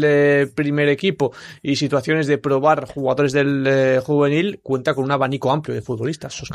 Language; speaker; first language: Spanish; native; Spanish